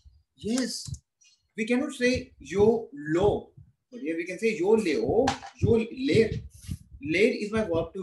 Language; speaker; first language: English; non-native, local second language; Hindi